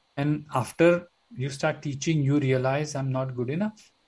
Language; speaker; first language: English; non-native, local second language; Marathi